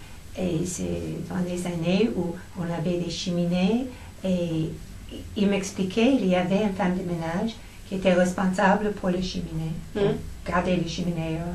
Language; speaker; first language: French; non-native, fluent; English